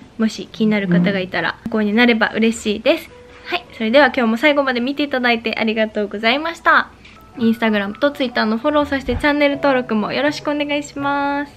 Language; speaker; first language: Japanese; native; Japanese